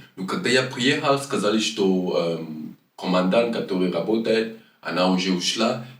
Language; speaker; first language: Russian; non-native, fluent; French